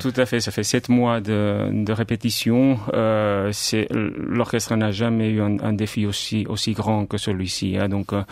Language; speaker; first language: French; non-native, fluent; Catalan